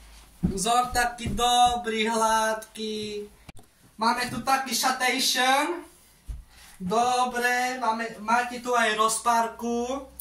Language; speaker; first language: Slovak; non-native, local second language; Romany